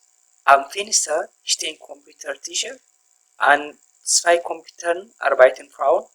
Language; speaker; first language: German; non-native, fluent; Tigrinya